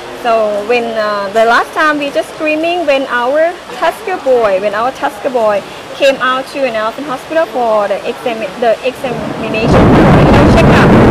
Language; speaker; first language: English; non-native, learner; Thai